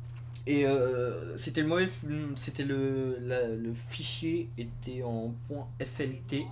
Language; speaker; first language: French; native; French